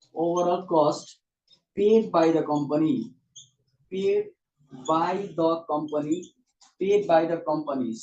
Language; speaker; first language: English; non-native, local second language; Nepali